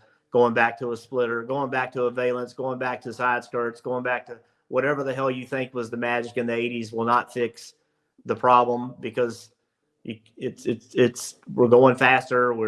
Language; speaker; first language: English; native; English